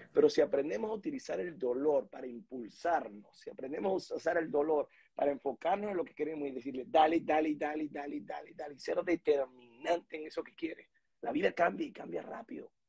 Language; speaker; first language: Spanish; native; Spanish